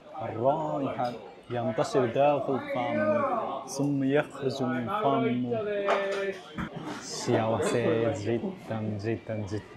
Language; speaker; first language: Arabic; non-native, fluent; Japanese